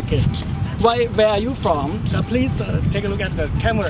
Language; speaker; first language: English; non-native, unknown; Thai